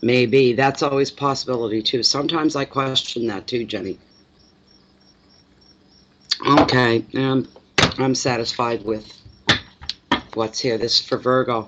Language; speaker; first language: English; native; English